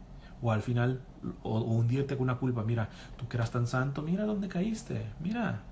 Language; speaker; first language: Spanish; native; Spanish